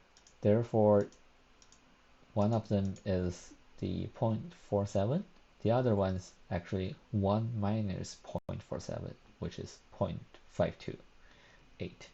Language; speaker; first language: English; non-native, fluent; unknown